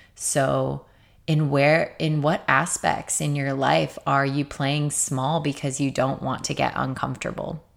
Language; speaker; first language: English; native; English